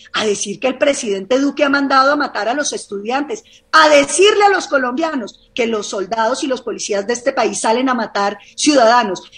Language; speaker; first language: Spanish; native; Spanish